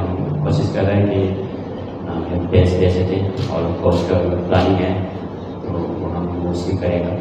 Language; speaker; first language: Hindi; non-native, local second language; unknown